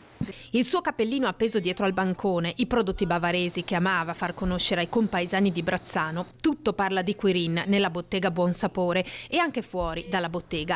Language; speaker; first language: Italian; native; Italian